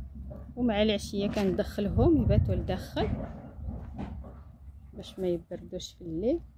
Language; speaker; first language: Arabic; native; Arabic